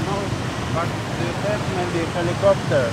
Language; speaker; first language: English; non-native, learner; Russian